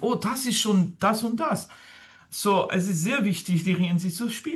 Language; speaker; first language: German; non-native, fluent; French